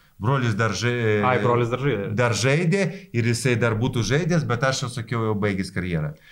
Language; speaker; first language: Lithuanian; non-native, local second language; Polish